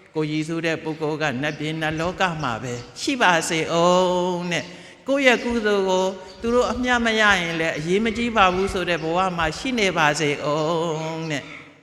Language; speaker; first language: Burmese; native; Burmese